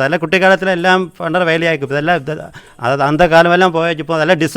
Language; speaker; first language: Malayalam; non-native, local second language; Tamil